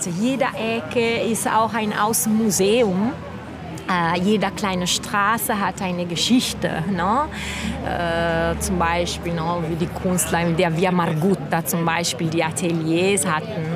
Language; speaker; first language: German; non-native, fluent; Italian